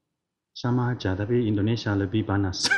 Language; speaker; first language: Indonesian; non-native, learner; Chinese